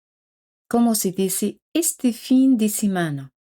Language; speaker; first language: Spanish; non-native, fluent; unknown